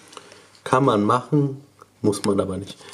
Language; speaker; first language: German; native; German